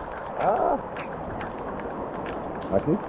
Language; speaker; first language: Portuguese; non-native, learner; English